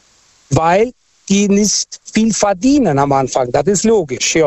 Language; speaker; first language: German; non-native, fluent; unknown